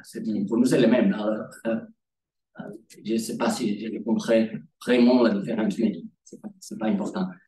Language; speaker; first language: French; non-native, learner; Spanish